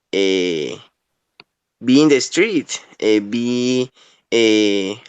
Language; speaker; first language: English; non-native, learner; Spanish